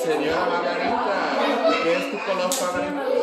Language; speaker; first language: Spanish; non-native, learner; English